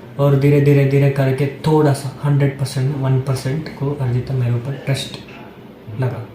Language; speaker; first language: Hindi; non-native, local second language; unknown